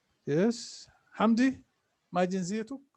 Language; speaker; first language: Arabic; non-native, fluent; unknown